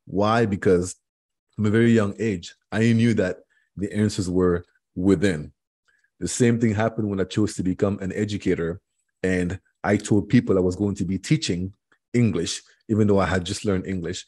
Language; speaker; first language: English; non-native, local second language; French